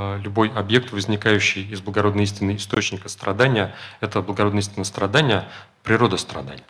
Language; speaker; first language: Russian; native; Russian